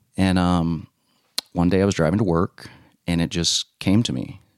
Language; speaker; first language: English; native; English